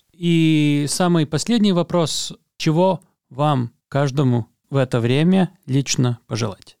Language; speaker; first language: Russian; non-native, local second language; Latvian